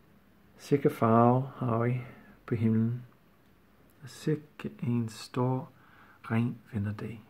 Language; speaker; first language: Danish; non-native, fluent; English